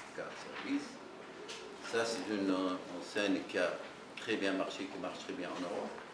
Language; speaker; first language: French; non-native, local second language; Arabic